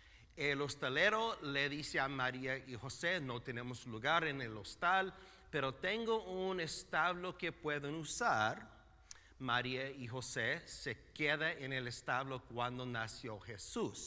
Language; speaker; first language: Spanish; non-native, fluent; English